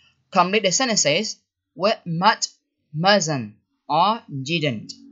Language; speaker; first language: English; non-native, fluent; Vietnamese